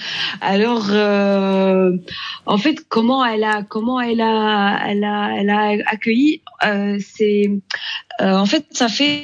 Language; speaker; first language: French; non-native, local second language; Arabic